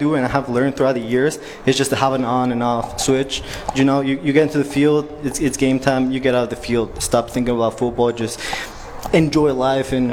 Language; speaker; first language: English; non-native, fluent; Spanish